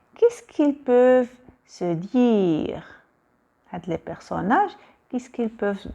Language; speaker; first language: French; non-native, local second language; Arabic